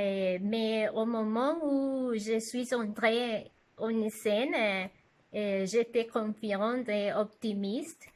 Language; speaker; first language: French; non-native, fluent; Spanish